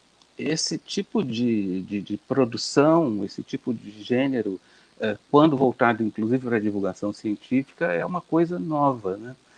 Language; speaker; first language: Portuguese; native; Portuguese